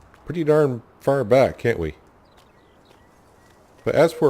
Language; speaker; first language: English; native; English